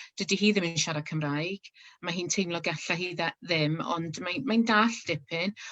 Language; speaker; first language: Welsh; non-native, local second language; English